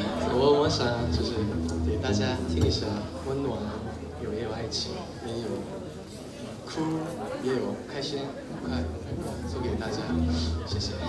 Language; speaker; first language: Chinese; non-native, fluent; Korean